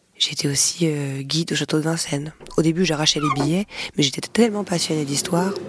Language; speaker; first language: French; native; French